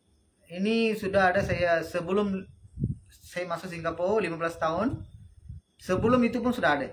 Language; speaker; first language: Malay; non-native, local second language; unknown